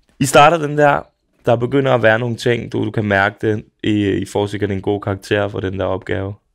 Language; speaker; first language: Danish; early bilingual, other home language; Serbian